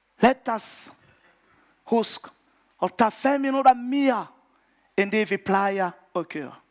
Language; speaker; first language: Danish; non-native, fluent; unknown